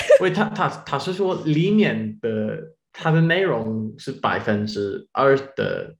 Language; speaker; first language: Chinese; non-native, learner; English